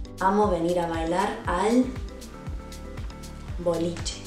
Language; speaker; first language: Spanish; non-native, fluent; English